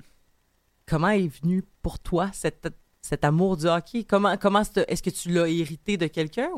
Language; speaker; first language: French; native; French